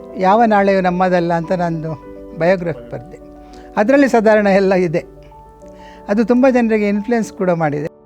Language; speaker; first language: Kannada; native; Kannada